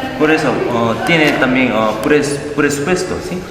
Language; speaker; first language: Spanish; non-native, learner; Korean